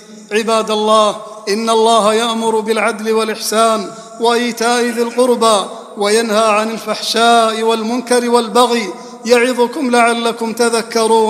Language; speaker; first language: Arabic; native; Arabic